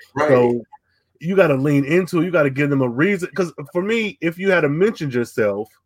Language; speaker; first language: English; native; English